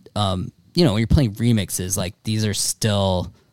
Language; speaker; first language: English; native; English